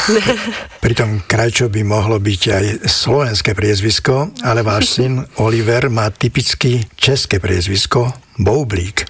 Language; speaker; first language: Slovak; native; Slovak